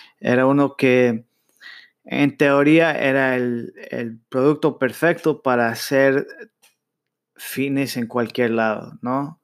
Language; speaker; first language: Spanish; early bilingual, heritage; Spanish